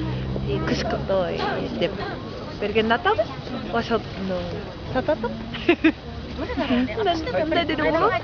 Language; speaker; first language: Kyrgyz; non-native, learner; Japanese